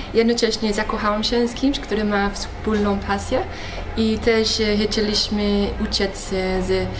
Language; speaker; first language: Polish; non-native, fluent; English